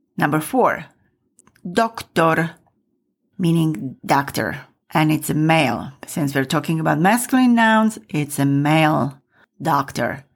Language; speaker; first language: English; non-native, fluent; Slovak